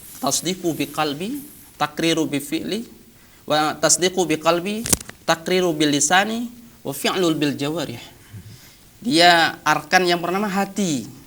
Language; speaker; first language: Indonesian; non-native, local second language; Achinese